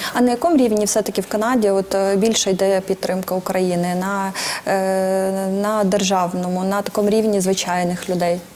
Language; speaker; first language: Ukrainian; native; Ukrainian